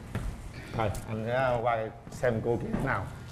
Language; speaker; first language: Vietnamese; native; Vietnamese